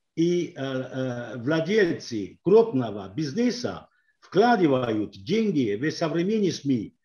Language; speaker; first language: Russian; non-native, learner; French